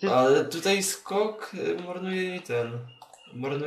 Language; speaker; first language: Polish; native; Polish